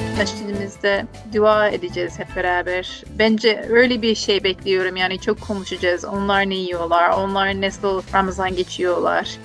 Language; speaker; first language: Turkish; non-native, fluent; English